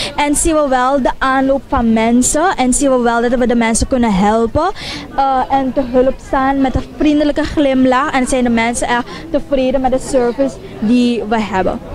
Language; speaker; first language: Dutch; native; Dutch